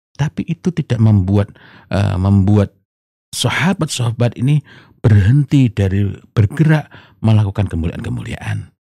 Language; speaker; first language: Indonesian; non-native, local second language; Javanese